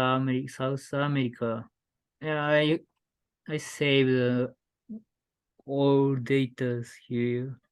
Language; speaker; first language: English; non-native, learner; Japanese